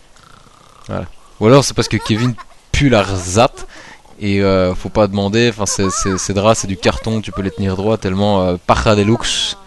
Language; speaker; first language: French; native; French